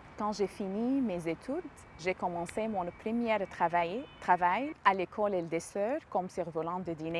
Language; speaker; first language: French; non-native, learner; Arabic